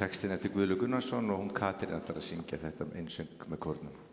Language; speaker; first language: Icelandic; native; Icelandic